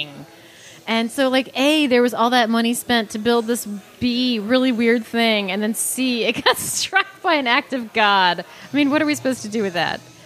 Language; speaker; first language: English; native; English